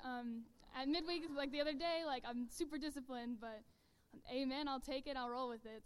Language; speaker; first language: English; native; English